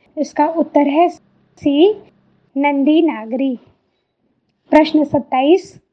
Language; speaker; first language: Hindi; native; Hindi